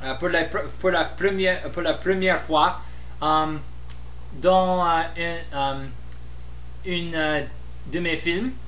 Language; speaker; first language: French; non-native, learner; English